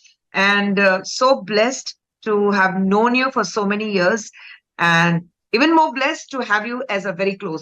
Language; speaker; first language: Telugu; non-native, fluent; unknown